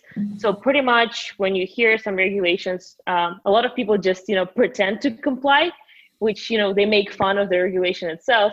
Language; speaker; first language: English; non-native, fluent; Russian